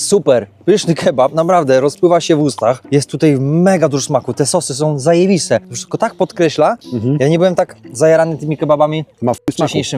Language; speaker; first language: Polish; native; Polish